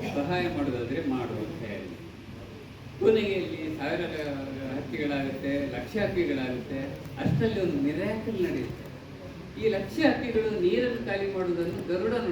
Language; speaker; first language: Kannada; non-native, local second language; Tulu